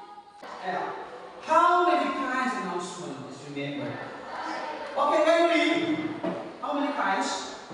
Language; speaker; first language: English; non-native, learner; Indonesian